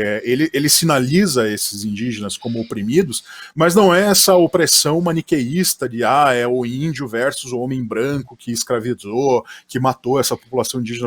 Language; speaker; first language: Portuguese; native; Portuguese